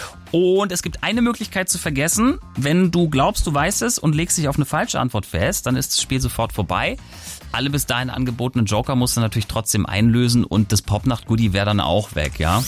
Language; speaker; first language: German; native; German